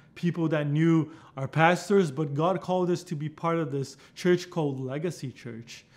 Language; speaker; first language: English; non-native, fluent; Portuguese